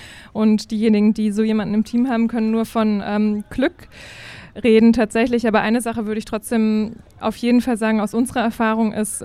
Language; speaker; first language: German; native; German